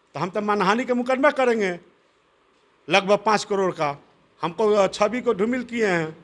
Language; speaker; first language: Hindi; native; Hindi